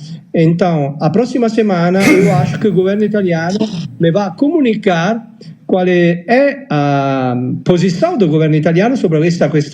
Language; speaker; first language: Portuguese; non-native, fluent; Italian